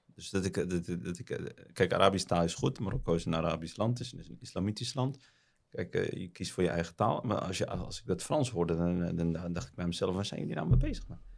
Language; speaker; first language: Dutch; non-native, fluent; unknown